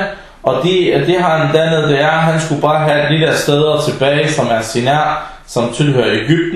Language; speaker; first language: Danish; early bilingual, other home language; Arabic